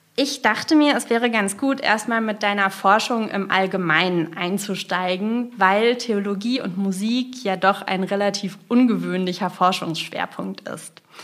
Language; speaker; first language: German; native; German